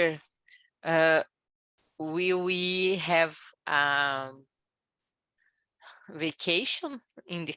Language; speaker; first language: English; non-native, learner; Portuguese